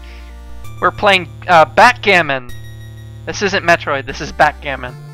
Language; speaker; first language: English; native; English